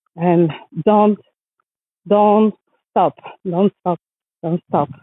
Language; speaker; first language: English; non-native, fluent; French